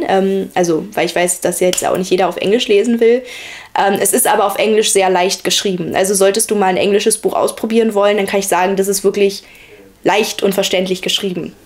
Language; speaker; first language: German; native; German